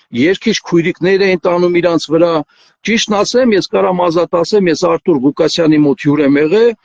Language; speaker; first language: Armenian; native; Armenian